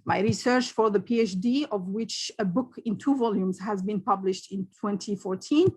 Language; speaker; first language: English; non-native, local second language; Arabic